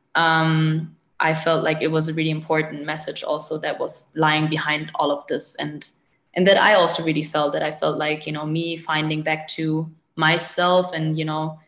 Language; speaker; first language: English; non-native, fluent; German